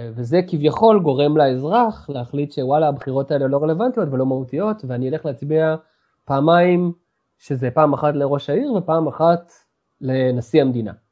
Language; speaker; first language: Hebrew; native; Hebrew